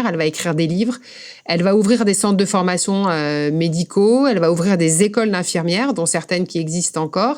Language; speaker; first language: French; native; French